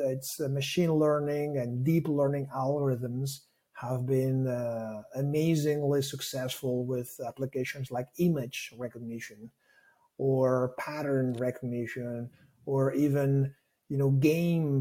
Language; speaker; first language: English; non-native, fluent; Catalan